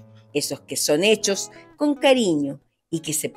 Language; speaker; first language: Spanish; native; Spanish